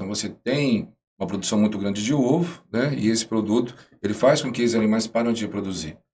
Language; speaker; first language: Portuguese; native; Portuguese